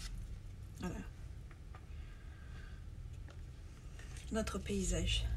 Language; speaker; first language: French; native; French